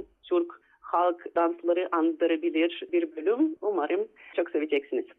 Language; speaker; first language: Turkish; non-native, fluent; Russian